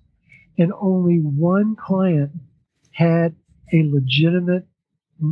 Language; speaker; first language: English; native; English